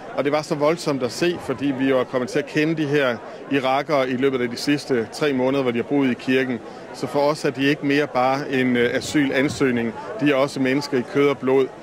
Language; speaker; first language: Danish; native; Danish